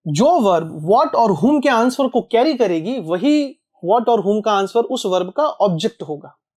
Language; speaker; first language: Hindi; native; Hindi